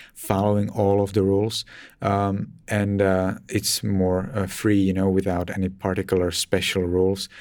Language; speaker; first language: English; non-native, fluent; Czech